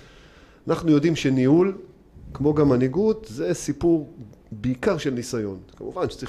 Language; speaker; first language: Hebrew; native; Hebrew